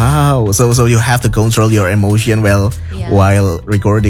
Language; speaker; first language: English; non-native, fluent; Indonesian